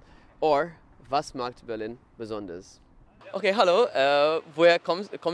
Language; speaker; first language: German; non-native, learner; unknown